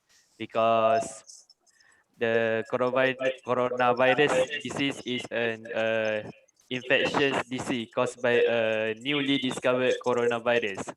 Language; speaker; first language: English; non-native, local second language; Malay